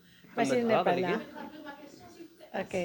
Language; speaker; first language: French; non-native, fluent; Spanish